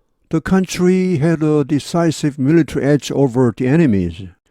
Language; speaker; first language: English; non-native, fluent; Korean